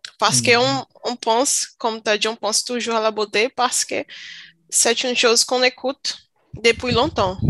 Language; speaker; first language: French; non-native, learner; Portuguese